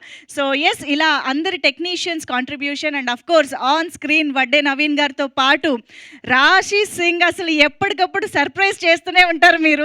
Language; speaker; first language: Telugu; native; Telugu